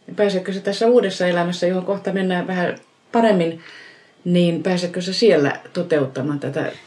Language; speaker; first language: Finnish; native; Finnish